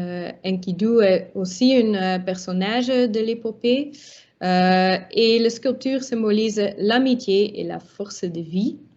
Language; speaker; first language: French; non-native, local second language; Dutch